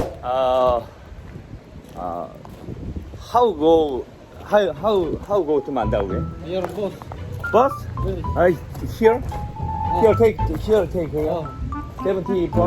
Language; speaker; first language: English; non-native, learner; Korean